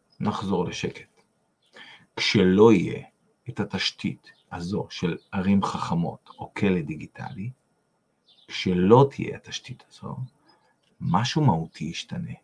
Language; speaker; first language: Hebrew; non-native, fluent; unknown